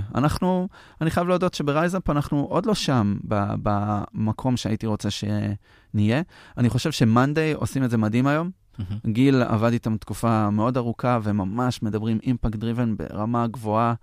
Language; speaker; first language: Hebrew; native; Hebrew